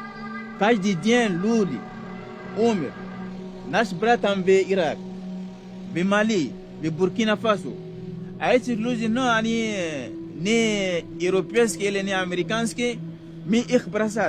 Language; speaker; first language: Russian; non-native, learner; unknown